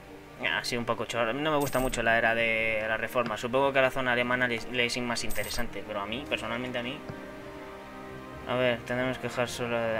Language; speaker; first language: Spanish; native; Spanish